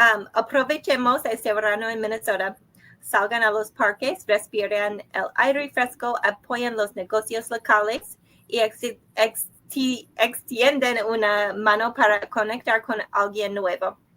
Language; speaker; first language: Spanish; non-native, learner; English